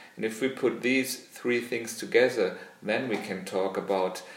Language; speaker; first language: English; non-native, fluent; German